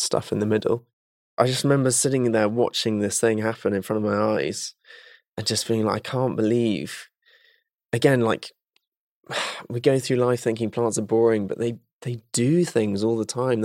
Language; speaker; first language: English; native; English